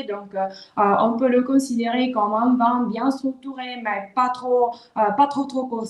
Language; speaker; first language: French; non-native, local second language; Italian